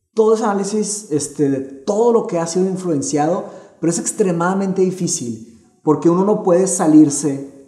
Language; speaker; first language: Spanish; early bilingual, other home language; Portuguese